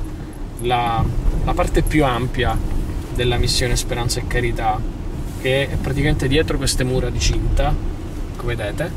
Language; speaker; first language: Italian; native; Italian